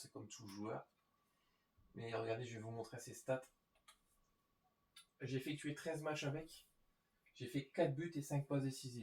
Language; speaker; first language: French; native; French